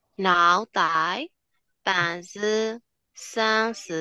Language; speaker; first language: Chinese; non-native, learner; Burmese